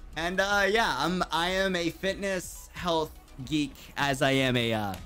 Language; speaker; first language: English; native; English